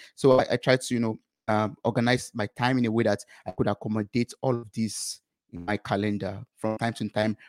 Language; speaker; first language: English; non-native, local second language; Yoruba